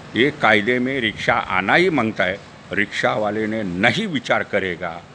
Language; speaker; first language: Hindi; non-native, local second language; Marathi